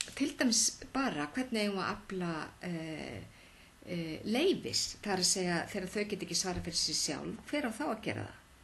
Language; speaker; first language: Icelandic; native; Icelandic